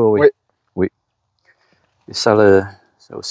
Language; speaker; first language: French; non-native, local second language; Dutch